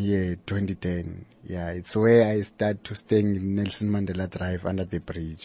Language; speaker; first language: English; non-native, local second language; Xhosa